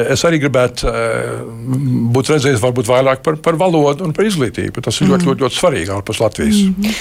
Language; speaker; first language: Latvian; early bilingual, heritage; Latvian